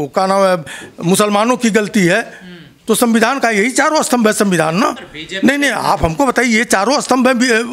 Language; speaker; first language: Hindi; native; Hindi